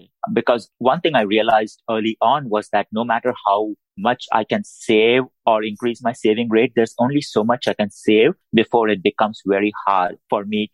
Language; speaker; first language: English; non-native, local second language; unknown